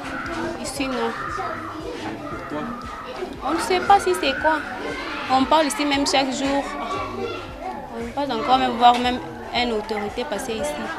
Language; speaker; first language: French; non-native, local second language; Swahili